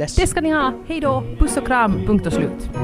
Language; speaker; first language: Swedish; native; Swedish